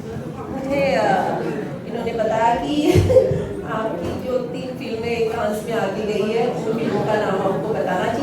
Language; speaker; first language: Hindi; non-native, local second language; Marathi